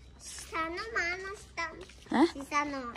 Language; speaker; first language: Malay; non-native, learner; Japanese